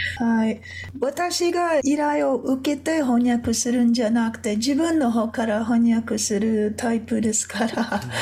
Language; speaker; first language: Japanese; non-native, fluent; English